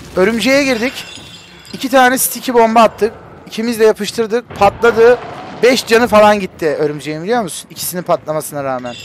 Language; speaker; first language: Turkish; native; Turkish